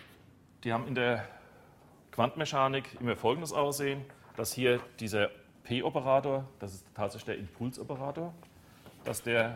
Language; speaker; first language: German; native; German